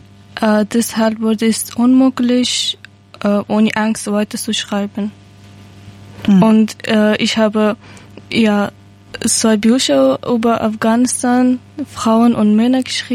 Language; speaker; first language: German; non-native, learner; Persian